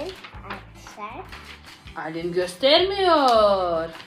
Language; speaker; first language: Turkish; non-native, learner; Russian